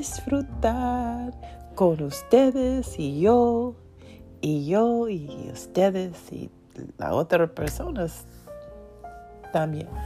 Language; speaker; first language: Spanish; non-native, learner; English